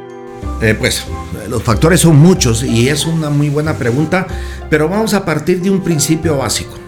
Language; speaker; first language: Spanish; native; Spanish